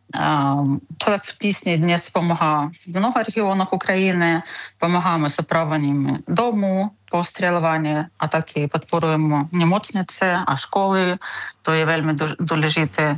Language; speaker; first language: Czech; non-native, learner; Ukrainian